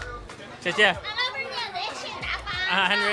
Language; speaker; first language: Chinese; non-native, learner; English